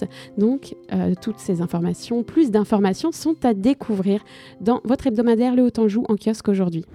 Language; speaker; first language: French; native; French